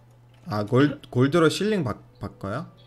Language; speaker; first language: Korean; non-native, fluent; Russian